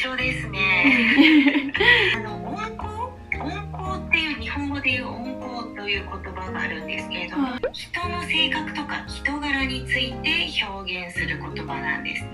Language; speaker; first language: Japanese; native; Japanese